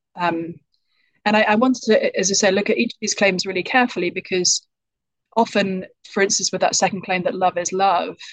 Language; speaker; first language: English; native; English